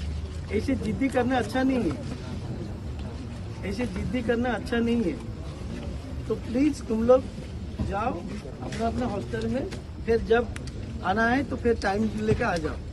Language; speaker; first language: Hindi; non-native, local second language; Odia